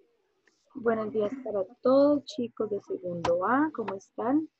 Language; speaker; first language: Spanish; native; Spanish